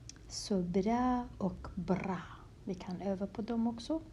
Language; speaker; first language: Swedish; non-native, fluent; Kurdish